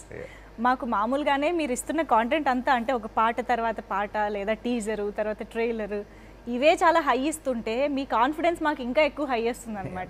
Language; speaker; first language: Telugu; native; Telugu